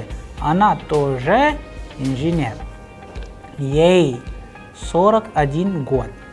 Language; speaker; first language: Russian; non-native, fluent; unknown